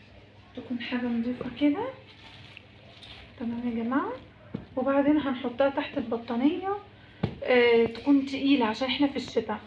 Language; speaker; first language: Arabic; native; Arabic